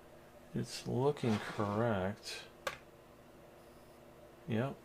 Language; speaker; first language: English; native; English